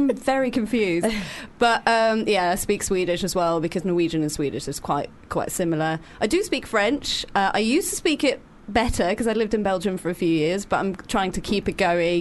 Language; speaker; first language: English; non-native, fluent; Norwegian